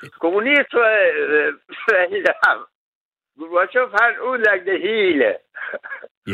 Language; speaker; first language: Danish; non-native, learner; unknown